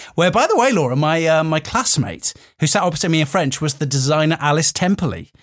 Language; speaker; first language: English; native; English